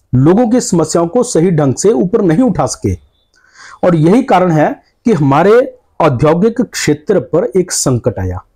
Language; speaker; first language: Hindi; native; Hindi